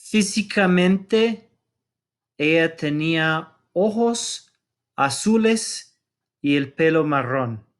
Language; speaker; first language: Spanish; non-native, fluent; English